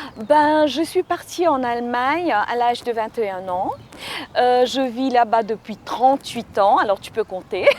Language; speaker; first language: French; non-native, local second language; Morisyen